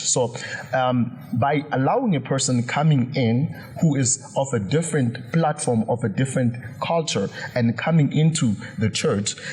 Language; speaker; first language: English; non-native, local second language; Zulu